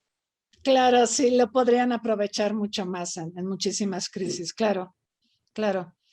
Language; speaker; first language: Spanish; native; Spanish